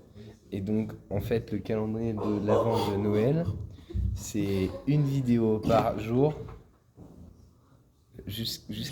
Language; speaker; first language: French; native; French